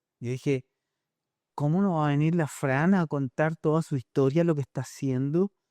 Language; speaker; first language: Spanish; native; Spanish